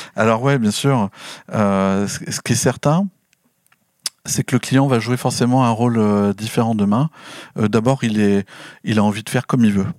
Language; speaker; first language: French; native; French